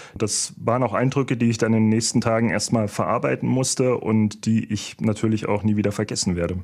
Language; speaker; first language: German; native; German